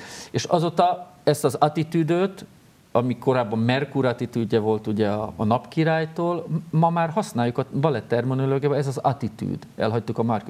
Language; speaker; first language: Hungarian; native; Hungarian